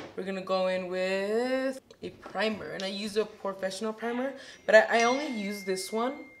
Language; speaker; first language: English; early bilingual, other home language; Spanish